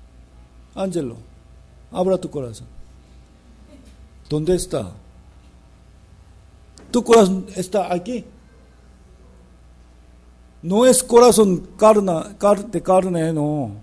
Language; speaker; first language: Spanish; non-native, fluent; Korean